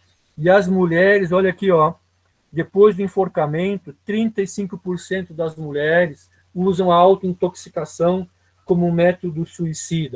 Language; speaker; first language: Portuguese; native; Portuguese